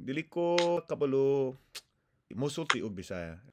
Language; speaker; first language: Cebuano; non-native, learner; English